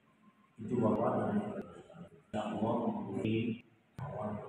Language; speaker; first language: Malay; non-native, local second language; Javanese